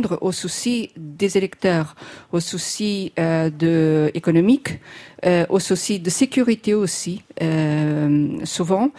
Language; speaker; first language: French; non-native, fluent; Portuguese